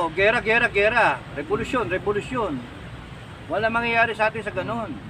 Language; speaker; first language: Filipino; native; Filipino